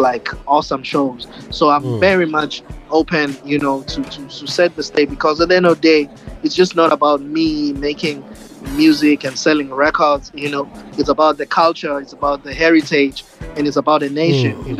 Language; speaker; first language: English; non-native, local second language; Zulu